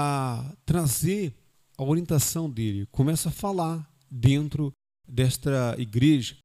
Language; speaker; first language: Portuguese; native; Portuguese